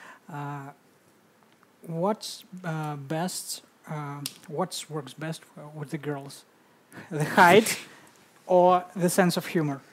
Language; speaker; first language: English; non-native, fluent; Russian